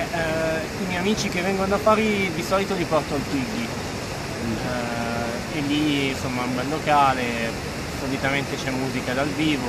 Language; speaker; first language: Italian; native; Italian